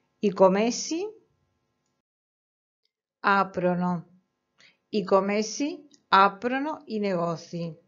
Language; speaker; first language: Italian; non-native, fluent; Spanish